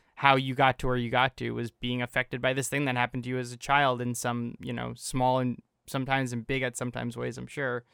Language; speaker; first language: English; native; English